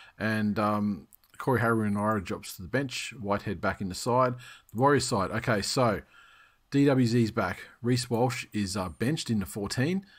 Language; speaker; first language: English; native; English